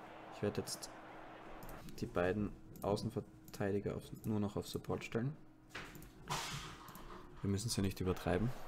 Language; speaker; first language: German; native; German